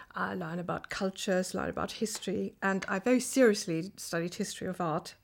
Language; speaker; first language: English; non-native, fluent; German